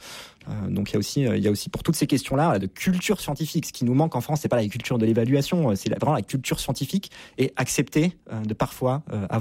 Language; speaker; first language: French; native; French